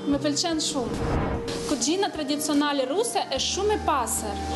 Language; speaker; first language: Albanian; non-native, learner; Russian